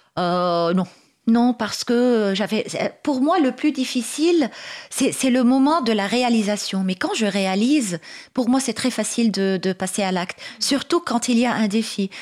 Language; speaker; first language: French; non-native, local second language; Arabic